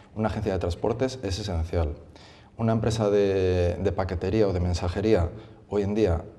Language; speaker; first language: Spanish; native; Spanish